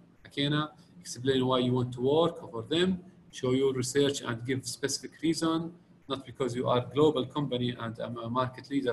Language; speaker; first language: English; non-native, fluent; Arabic